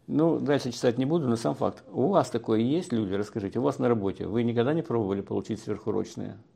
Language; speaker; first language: Russian; native; Russian